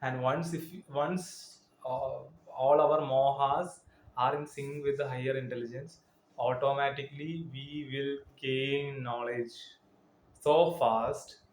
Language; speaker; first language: English; non-native, local second language; Malayalam